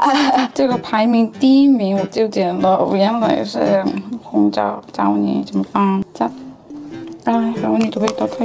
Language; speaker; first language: Chinese; non-native, learner; Korean